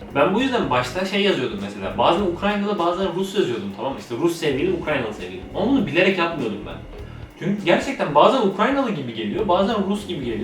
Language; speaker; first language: Turkish; native; Turkish